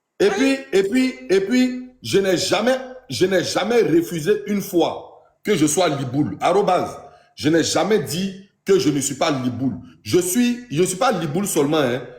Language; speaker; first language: French; native; French